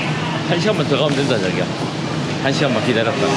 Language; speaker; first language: Korean; native; Korean